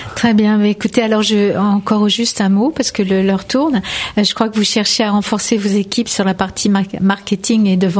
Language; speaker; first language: French; native; French